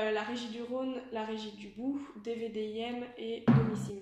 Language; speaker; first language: French; native; French